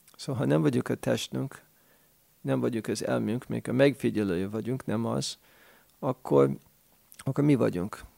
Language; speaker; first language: Hungarian; non-native, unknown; English